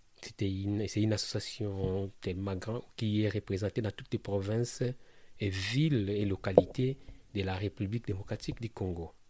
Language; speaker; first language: French; non-native, local second language; Lingala